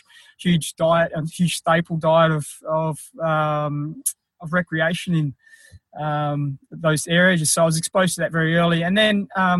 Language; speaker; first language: English; native; English